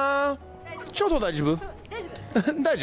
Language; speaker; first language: Japanese; non-native, learner; English